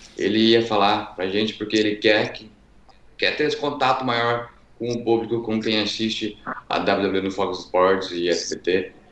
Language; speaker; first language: Portuguese; native; Portuguese